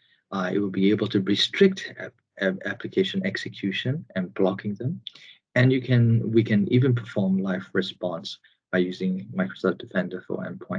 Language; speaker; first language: English; non-native, fluent; Burmese